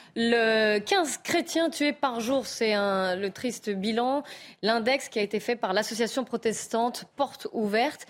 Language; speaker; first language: French; native; French